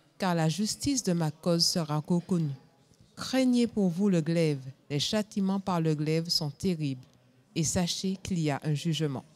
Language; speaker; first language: French; native; French